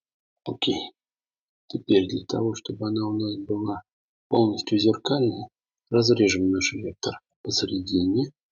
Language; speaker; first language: Russian; native; Russian